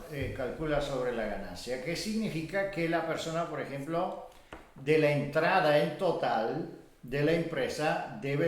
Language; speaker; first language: Spanish; non-native, fluent; Bulgarian